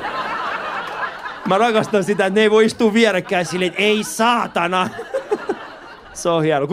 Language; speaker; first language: Finnish; early bilingual, other home language; Persian